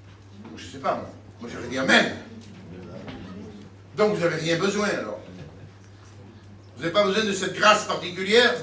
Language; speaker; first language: French; native; French